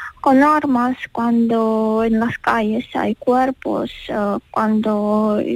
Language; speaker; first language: Spanish; non-native, learner; Ukrainian